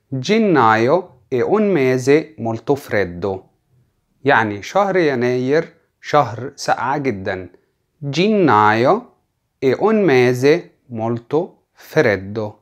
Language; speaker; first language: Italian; non-native, fluent; Arabic